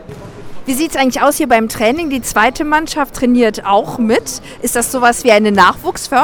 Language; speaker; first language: German; native; German